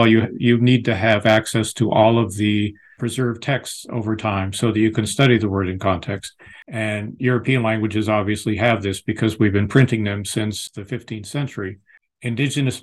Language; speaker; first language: English; native; English